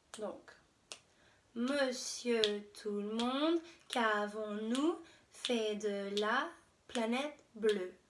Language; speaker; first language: French; non-native, fluent; English